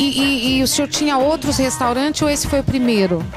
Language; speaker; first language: Portuguese; native; Portuguese